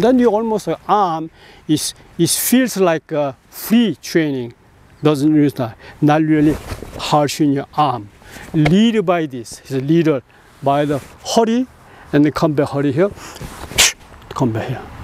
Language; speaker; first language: English; non-native, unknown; Korean